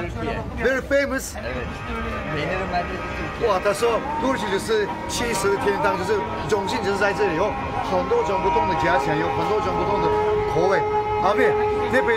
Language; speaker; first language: Chinese; non-native, fluent; Turkish